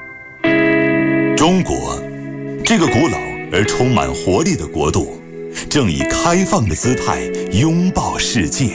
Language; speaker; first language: Chinese; native; Chinese